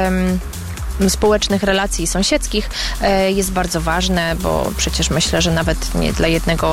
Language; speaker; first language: Polish; native; Polish